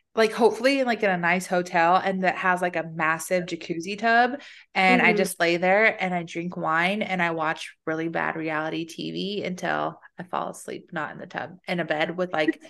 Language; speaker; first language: English; native; English